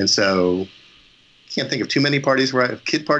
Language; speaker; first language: English; native; English